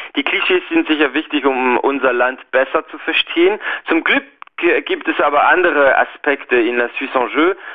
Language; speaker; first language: German; non-native, local second language; French